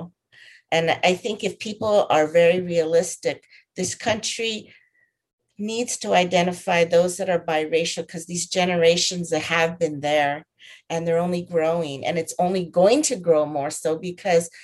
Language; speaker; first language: English; native; English